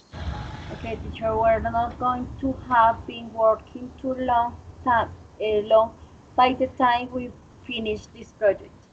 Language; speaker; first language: English; non-native, learner; Spanish